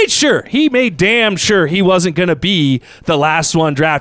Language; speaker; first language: English; native; English